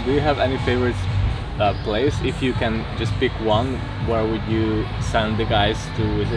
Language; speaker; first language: English; non-native, fluent; Hungarian